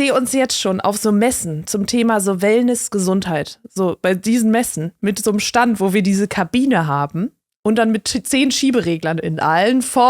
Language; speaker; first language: German; native; German